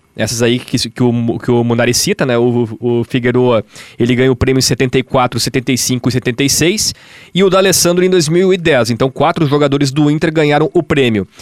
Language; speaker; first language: Portuguese; native; Portuguese